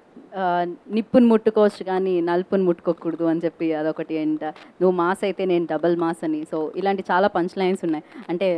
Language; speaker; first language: Telugu; native; Telugu